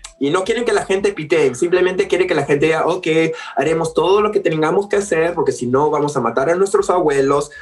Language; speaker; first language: Spanish; early bilingual, other home language; English